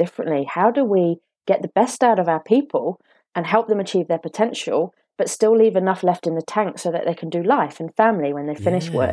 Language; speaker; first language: English; native; English